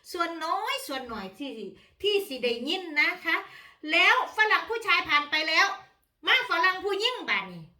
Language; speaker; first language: Thai; non-native, local second language; Northeastern Thai